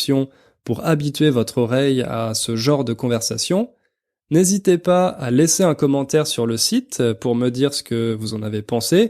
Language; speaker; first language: French; native; French